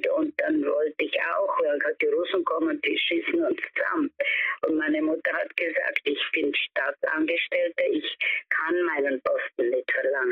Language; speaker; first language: German; early bilingual, heritage; German